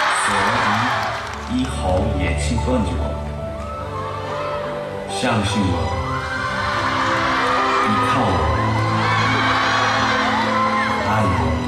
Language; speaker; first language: Chinese; non-native, learner; Korean